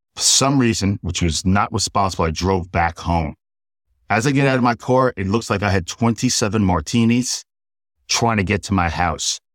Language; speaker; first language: English; native; English